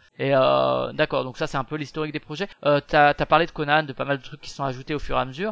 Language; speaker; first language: French; native; French